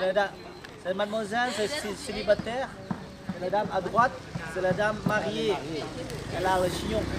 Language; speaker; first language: French; non-native, local second language; Lao